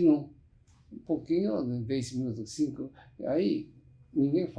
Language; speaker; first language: Portuguese; non-native, learner; Japanese